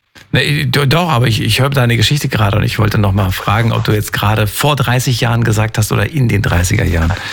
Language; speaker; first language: German; native; German